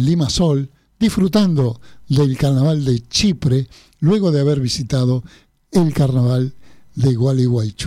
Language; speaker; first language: Spanish; native; Spanish